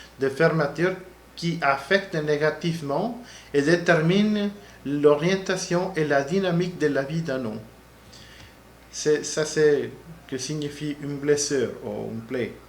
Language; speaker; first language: French; non-native, learner; Spanish